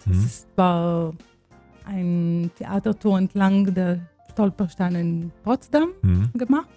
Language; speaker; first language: German; non-native, fluent; Hebrew